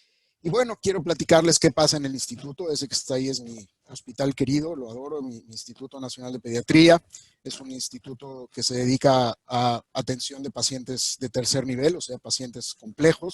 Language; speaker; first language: Spanish; native; Spanish